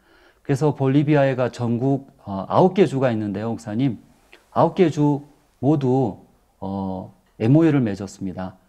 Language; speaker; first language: Korean; native; Korean